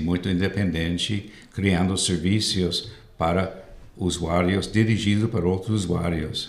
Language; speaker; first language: Portuguese; non-native, fluent; English